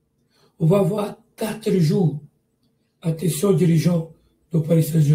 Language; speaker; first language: French; non-native, learner; Portuguese